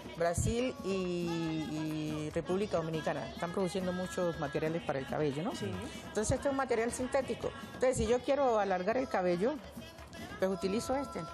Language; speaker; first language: Spanish; native; Spanish